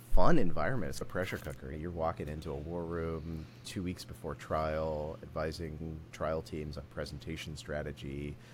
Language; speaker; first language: English; native; English